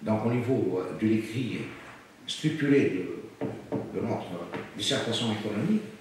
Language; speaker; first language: French; non-native, local second language; Arabic